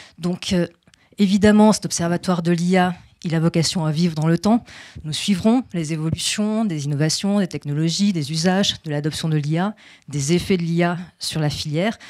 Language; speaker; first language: French; native; French